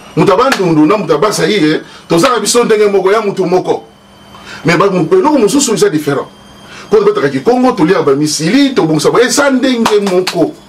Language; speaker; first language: Lingala; native; Lingala